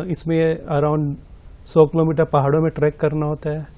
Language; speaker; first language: Hindi; native; Hindi